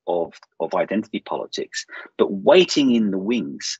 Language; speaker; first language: English; native; English